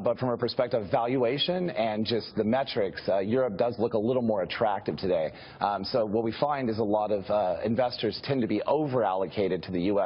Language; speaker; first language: English; native; English